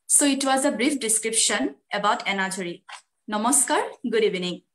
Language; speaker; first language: English; non-native, local second language; Assamese